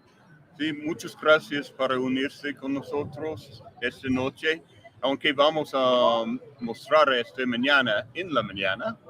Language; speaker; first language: Spanish; non-native, fluent; English